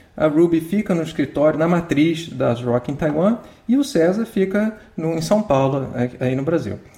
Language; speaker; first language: Portuguese; native; Portuguese